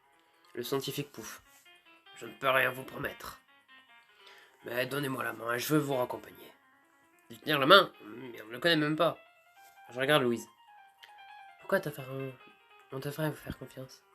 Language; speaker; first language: French; native; French